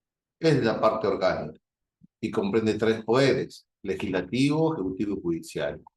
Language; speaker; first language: Spanish; native; Spanish